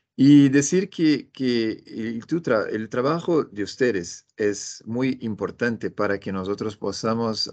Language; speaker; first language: Spanish; non-native, fluent; Portuguese